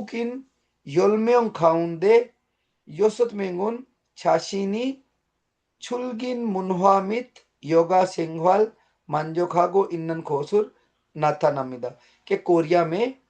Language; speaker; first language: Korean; non-native, learner; Urdu